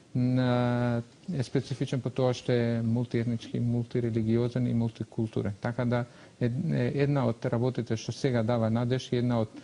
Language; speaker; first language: Macedonian; non-native, local second language; Albanian